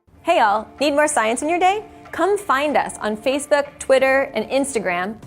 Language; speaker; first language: English; native; English